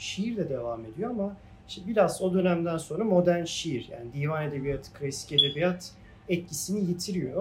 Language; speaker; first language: Turkish; native; Turkish